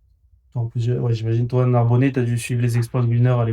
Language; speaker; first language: French; native; French